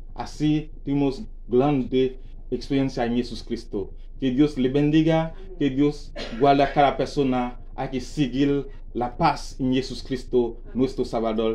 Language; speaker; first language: Spanish; non-native, learner; Haitian Creole